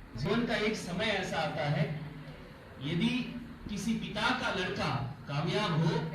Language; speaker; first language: Hindi; non-native, local second language; Marathi